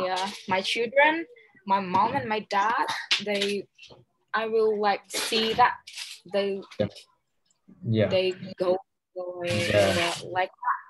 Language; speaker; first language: English; non-native, learner; Vietnamese